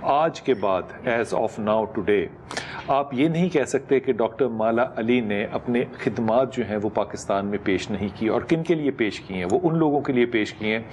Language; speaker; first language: Urdu; native; Urdu